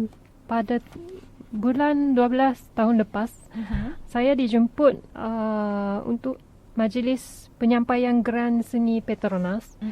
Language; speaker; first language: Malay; non-native, fluent; Japanese